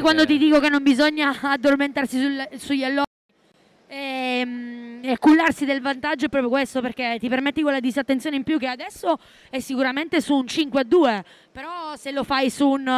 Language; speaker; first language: Italian; native; Italian